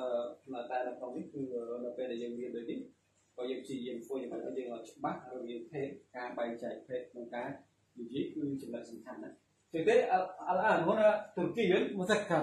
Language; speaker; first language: Arabic; non-native, fluent; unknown